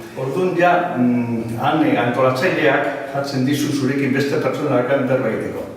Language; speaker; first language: Basque; non-native, local second language; Spanish